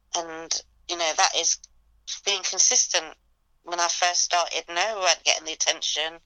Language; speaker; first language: English; native; English